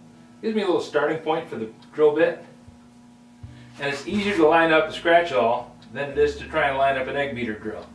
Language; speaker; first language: English; native; English